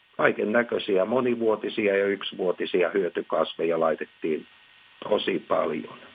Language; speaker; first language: Finnish; native; Finnish